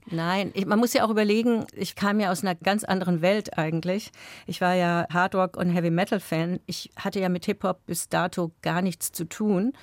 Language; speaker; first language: German; native; German